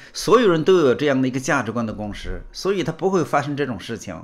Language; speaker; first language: Chinese; native; Chinese